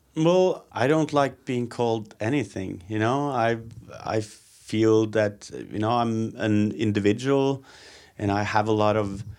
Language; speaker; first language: English; non-native, fluent; Norwegian